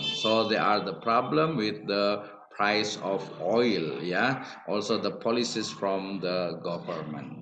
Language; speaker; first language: English; non-native, learner; Indonesian